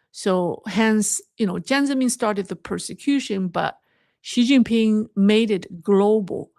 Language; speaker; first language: English; non-native, fluent; Chinese